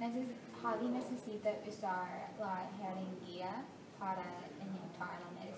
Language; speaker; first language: Spanish; non-native, learner; English